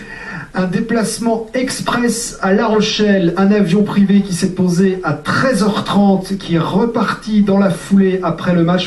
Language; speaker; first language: French; native; French